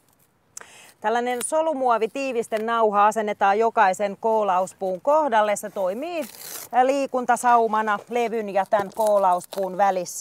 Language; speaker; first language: Finnish; native; Finnish